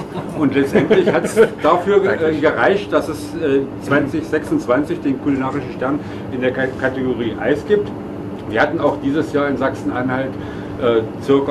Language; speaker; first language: German; native; German